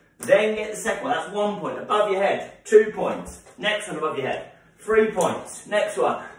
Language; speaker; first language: English; native; English